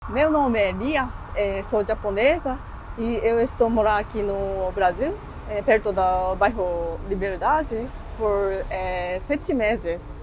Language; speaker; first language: Portuguese; non-native, fluent; Japanese